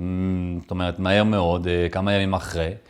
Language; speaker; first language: Hebrew; early bilingual, other home language; French